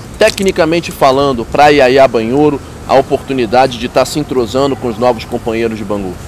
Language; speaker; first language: Portuguese; native; Portuguese